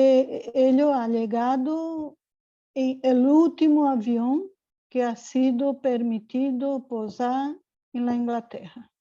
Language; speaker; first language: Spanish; non-native, learner; Portuguese